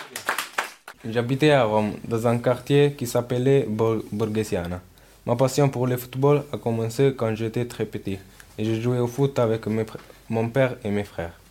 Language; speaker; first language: French; non-native, learner; Italian